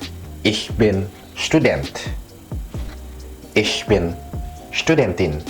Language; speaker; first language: German; non-native, fluent; Indonesian